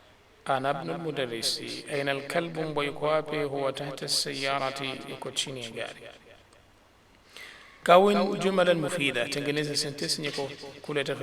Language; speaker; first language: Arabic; non-native, fluent; Swahili